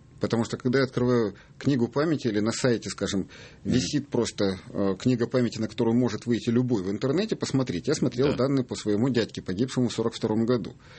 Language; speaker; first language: Russian; native; Russian